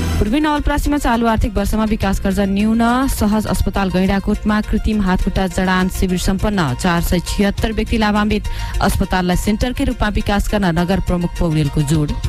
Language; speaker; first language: Nepali; native; Nepali